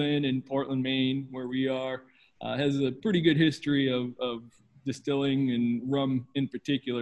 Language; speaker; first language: English; native; English